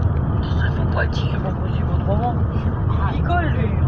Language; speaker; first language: French; native; French